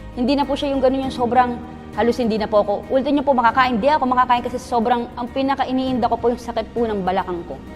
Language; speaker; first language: Filipino; native; Filipino